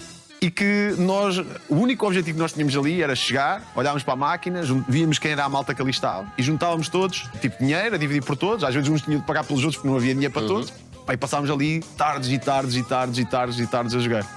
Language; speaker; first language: Portuguese; native; Portuguese